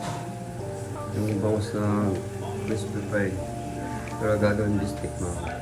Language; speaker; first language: Filipino; native; Filipino